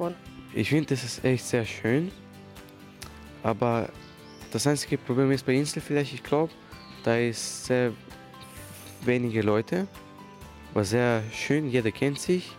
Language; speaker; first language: German; non-native, learner; Slovenian